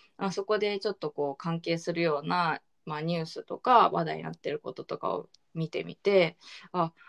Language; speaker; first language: Japanese; early bilingual, heritage; Japanese